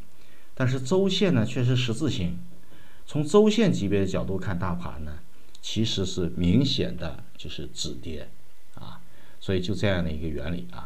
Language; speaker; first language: Chinese; native; Chinese